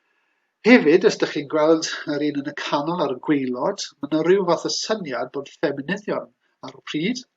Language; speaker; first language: Welsh; native; Welsh